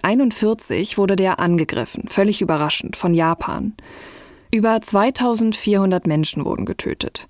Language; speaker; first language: German; native; German